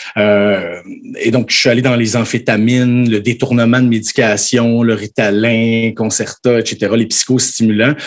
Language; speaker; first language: French; native; French